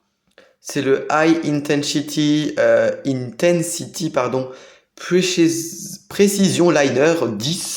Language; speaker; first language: French; native; French